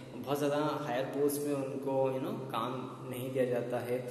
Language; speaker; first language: Hindi; native; Hindi